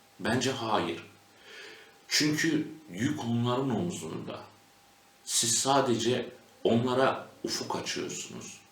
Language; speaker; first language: Turkish; native; Turkish